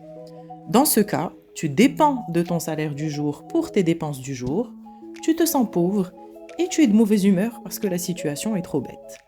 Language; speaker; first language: French; native; French